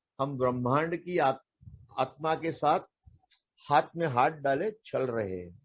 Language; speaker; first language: Hindi; non-native, local second language; Marathi